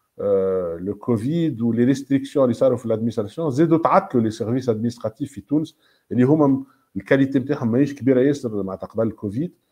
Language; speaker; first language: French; non-native, local second language; Arabic